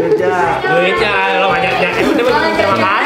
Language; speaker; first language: Indonesian; native; Indonesian